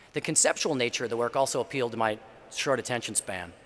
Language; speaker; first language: English; native; English